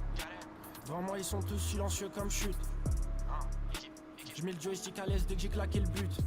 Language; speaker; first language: French; native; French